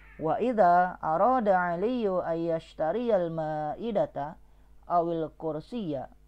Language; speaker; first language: Arabic; non-native, fluent; Indonesian